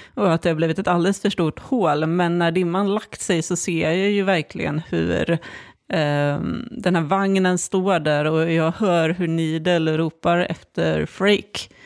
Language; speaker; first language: Swedish; native; Swedish